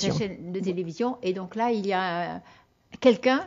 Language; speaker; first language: French; native; French